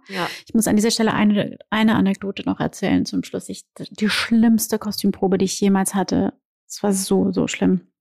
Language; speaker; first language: German; early bilingual, other home language; Portuguese